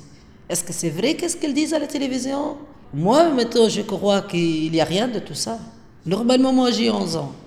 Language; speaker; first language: French; non-native, local second language; Arabic